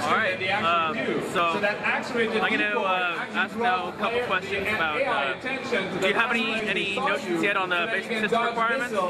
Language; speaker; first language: English; native; English